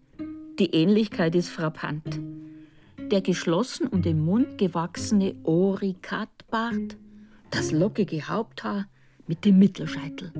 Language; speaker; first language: German; native; German